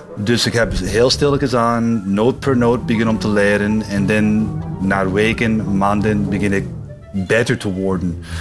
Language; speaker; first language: Dutch; non-native, learner; English